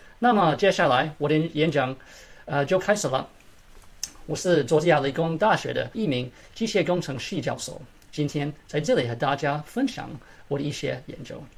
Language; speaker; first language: Chinese; early bilingual, heritage; Chinese